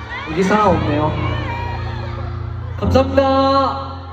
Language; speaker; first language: Korean; non-native, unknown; Chinese